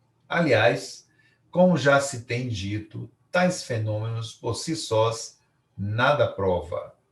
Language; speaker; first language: Portuguese; native; Portuguese